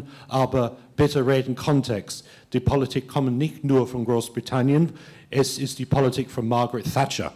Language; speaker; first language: German; non-native, fluent; English